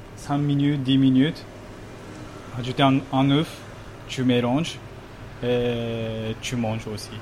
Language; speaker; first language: French; non-native, learner; Japanese